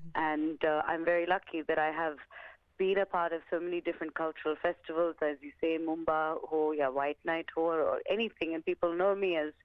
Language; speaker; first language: English; early bilingual, other home language; Punjabi